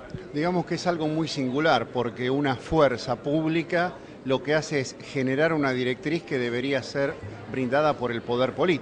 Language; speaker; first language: Spanish; native; Spanish